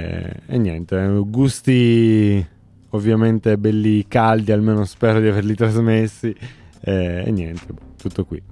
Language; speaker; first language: Italian; native; Italian